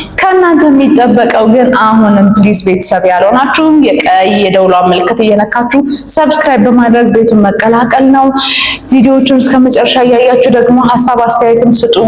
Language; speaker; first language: Amharic; native; Amharic